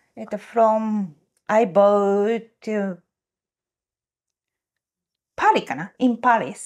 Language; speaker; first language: English; non-native, learner; Japanese